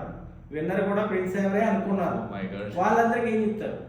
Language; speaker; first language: Telugu; native; Telugu